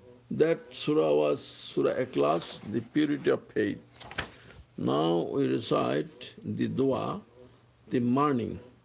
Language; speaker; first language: English; non-native, local second language; Bangla